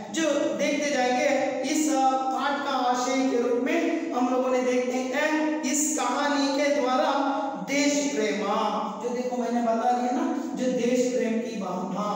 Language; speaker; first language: Hindi; non-native, local second language; Kannada